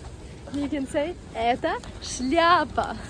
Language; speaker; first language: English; non-native, fluent; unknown